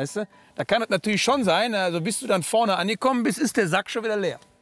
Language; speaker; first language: German; native; German